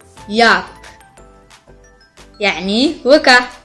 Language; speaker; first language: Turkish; non-native, learner; Pashto